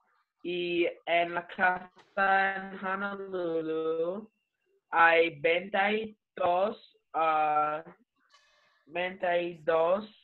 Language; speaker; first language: Spanish; non-native, learner; English